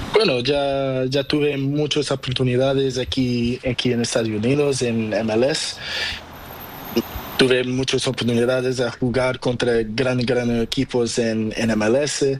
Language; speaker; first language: Spanish; non-native, learner; Portuguese